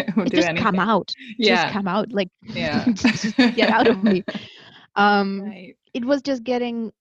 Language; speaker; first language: English; early bilingual, other home language; Russian